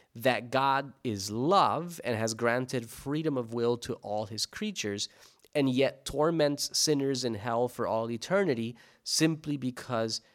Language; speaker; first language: English; native; English